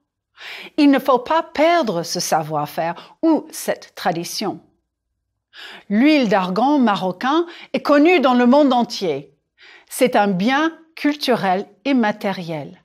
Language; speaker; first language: French; non-native, fluent; English